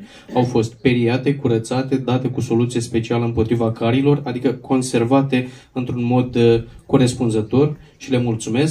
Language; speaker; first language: Romanian; native; Romanian